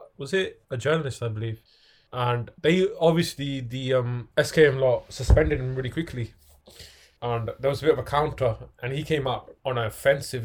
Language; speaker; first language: English; early bilingual, other home language; Punjabi